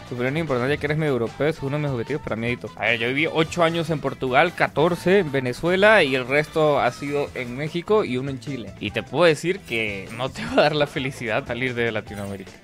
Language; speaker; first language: Spanish; native; Spanish